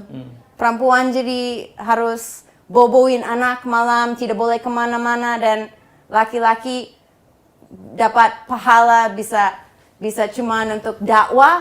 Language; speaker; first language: Indonesian; non-native, fluent; English